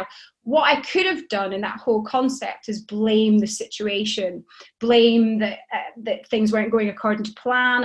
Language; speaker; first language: English; native; English